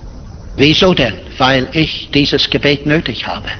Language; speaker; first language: German; non-native, fluent; English